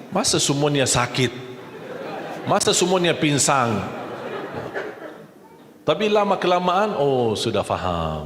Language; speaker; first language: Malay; non-native, fluent; Arabic